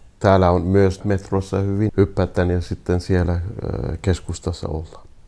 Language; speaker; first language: Finnish; non-native, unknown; Kurdish